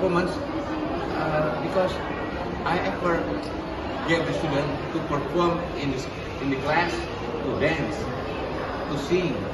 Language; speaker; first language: English; non-native, learner; Indonesian